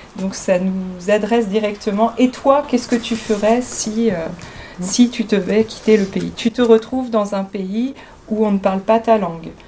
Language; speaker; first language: French; native; French